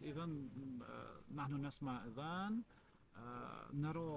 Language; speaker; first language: Arabic; non-native, learner; Albanian